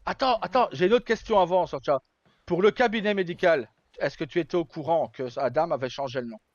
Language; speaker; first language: French; native; French